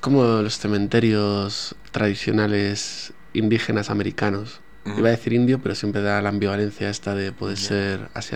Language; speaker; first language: Spanish; native; Spanish